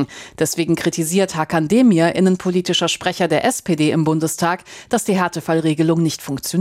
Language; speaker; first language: German; native; German